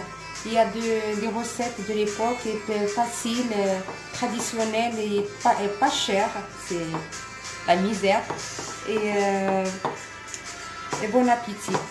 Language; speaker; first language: French; non-native, local second language; Arabic